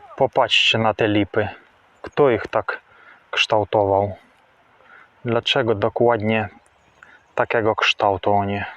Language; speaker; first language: Polish; non-native, fluent; Russian